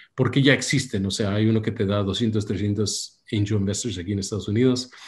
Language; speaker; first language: Spanish; early bilingual, heritage; Spanish